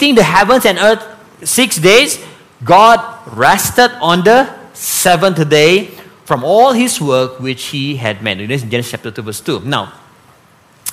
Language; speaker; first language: English; non-native, local second language; Malay